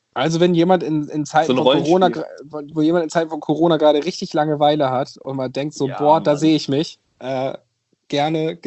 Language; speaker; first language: German; native; German